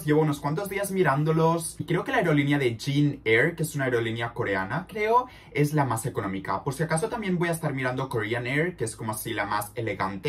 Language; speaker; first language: Spanish; native; Spanish